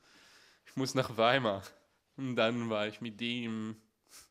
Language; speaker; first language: German; non-native, fluent; Hebrew